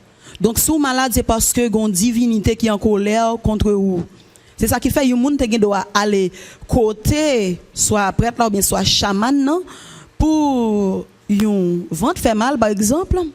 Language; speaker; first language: French; non-native, local second language; Haitian Creole